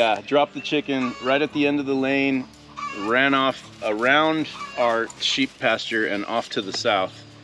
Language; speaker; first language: English; native; English